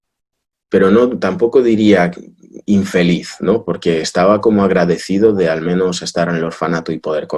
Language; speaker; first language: Spanish; early bilingual, other home language; Russian